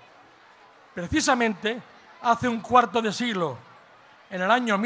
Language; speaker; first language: Spanish; native; Spanish